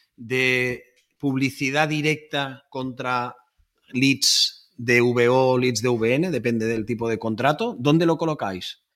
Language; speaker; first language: Spanish; native; Spanish